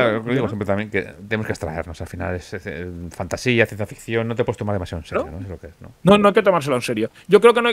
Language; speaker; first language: Spanish; native; Spanish